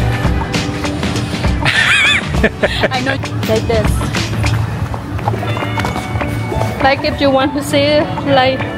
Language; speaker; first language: English; non-native, learner; Khmer